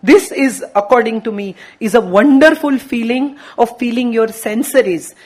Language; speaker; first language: English; non-native, local second language; Gujarati